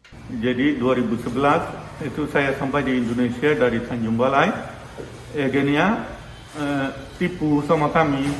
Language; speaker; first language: Indonesian; non-native, learner; Rohingya